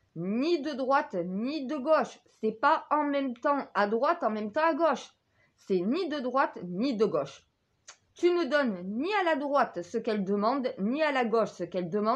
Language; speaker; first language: French; native; French